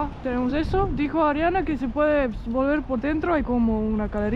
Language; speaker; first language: Spanish; native; Spanish